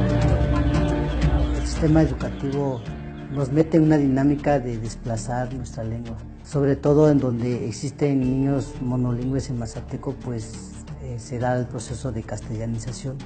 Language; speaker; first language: Spanish; non-native, local second language; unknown